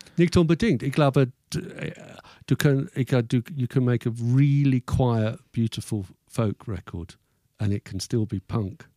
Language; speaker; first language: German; non-native, fluent; English